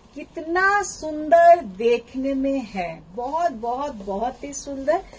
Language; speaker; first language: Hindi; non-native, local second language; Bangla